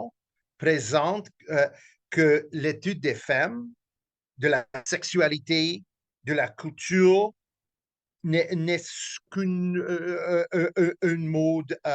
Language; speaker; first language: French; non-native, local second language; English